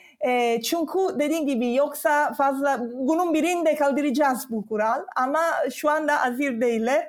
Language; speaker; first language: Turkish; non-native, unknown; Italian